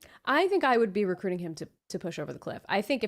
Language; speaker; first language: English; native; English